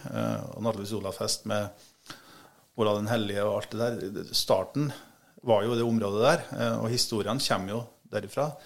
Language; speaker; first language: Norwegian; native; Norwegian